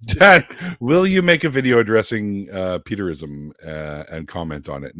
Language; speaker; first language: English; native; English